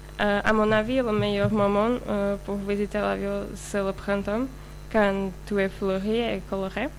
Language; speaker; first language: French; non-native, fluent; Slovak